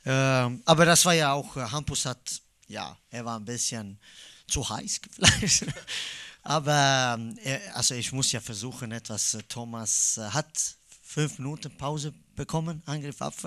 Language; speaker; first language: German; non-native, fluent; Swedish